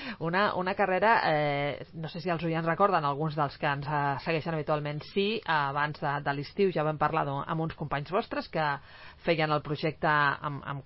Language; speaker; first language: Catalan; native; Catalan